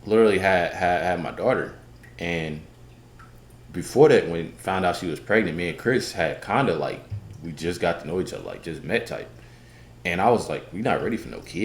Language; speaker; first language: English; native; English